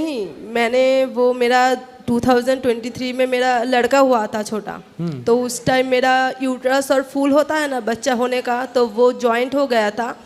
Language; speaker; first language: Hindi; non-native, local second language; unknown